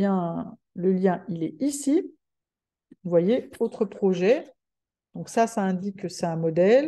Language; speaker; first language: French; native; French